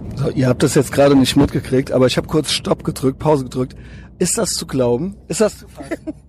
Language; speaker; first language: German; native; German